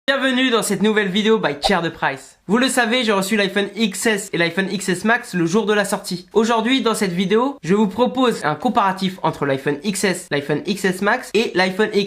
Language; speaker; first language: French; native; French